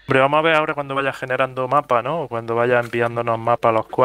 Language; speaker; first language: Spanish; native; Spanish